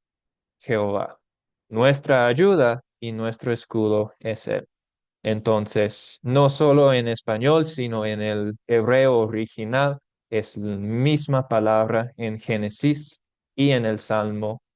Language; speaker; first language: Spanish; non-native, fluent; English